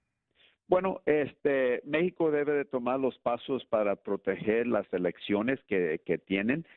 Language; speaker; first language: Spanish; early bilingual, heritage; Spanish